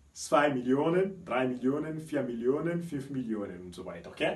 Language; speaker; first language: German; non-native, fluent; French